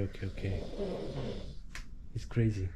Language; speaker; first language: English; non-native, learner; Korean